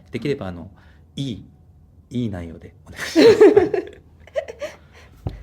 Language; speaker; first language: Japanese; non-native, fluent; Korean